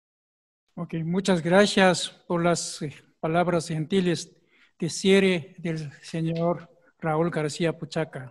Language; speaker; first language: Spanish; non-native, fluent; Korean